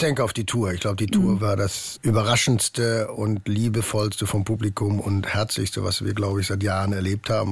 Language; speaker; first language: German; native; German